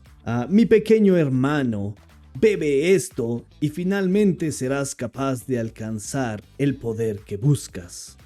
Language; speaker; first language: Spanish; non-native, fluent; English